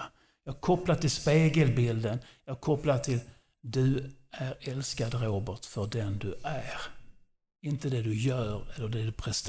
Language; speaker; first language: Swedish; non-native, fluent; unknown